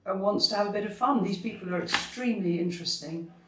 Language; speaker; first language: English; native; English